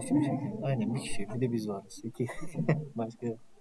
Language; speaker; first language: Turkish; native; Turkish